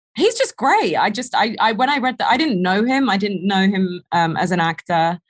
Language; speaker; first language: English; native; English